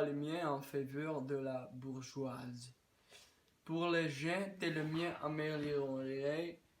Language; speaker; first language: French; non-native, learner; Dutch